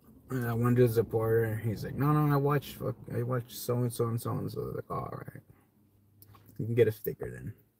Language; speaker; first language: English; native; English